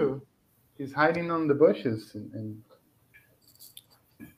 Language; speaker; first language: English; non-native, fluent; Portuguese